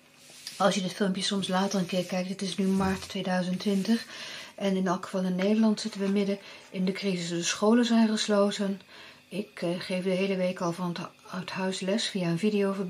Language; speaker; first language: Dutch; native; Dutch